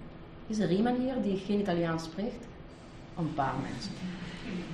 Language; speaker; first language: Dutch; non-native, fluent; Italian